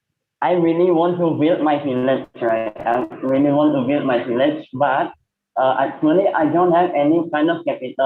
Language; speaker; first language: English; non-native, learner; Indonesian